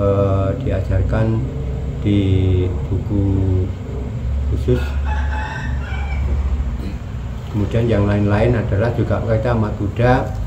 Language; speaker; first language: Indonesian; non-native, local second language; Javanese